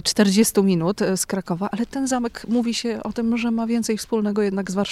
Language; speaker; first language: Polish; native; Polish